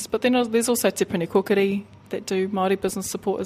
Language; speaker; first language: English; native; English